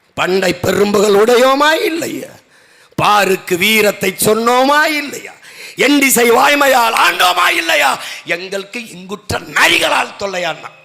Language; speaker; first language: Tamil; native; Tamil